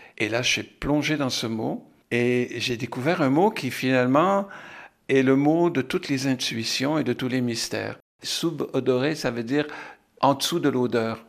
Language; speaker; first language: French; native; French